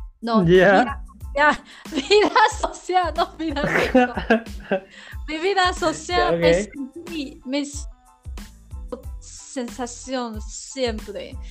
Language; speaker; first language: Spanish; non-native, learner; Chinese